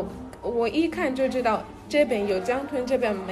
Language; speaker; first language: Chinese; non-native, learner; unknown